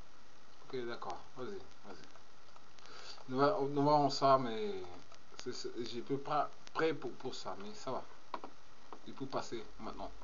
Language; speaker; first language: French; non-native, learner; Portuguese